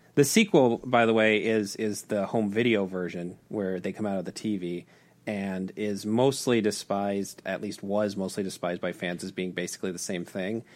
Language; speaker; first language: English; native; English